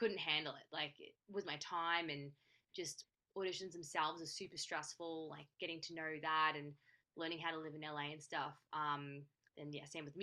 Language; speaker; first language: English; native; English